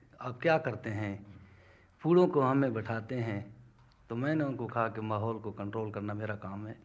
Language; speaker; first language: Urdu; non-native, local second language; Punjabi